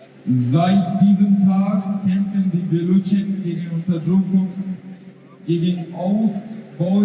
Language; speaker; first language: German; non-native, fluent; Baluchi